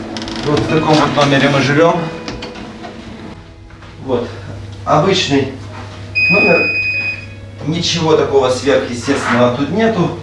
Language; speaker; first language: Russian; native; Russian